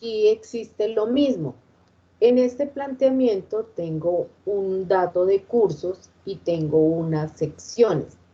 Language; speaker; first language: Spanish; native; Spanish